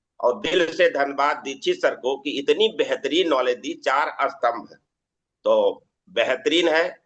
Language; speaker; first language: Hindi; native; Hindi